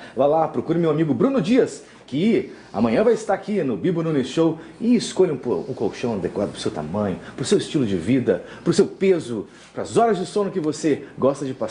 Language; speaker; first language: Portuguese; native; Portuguese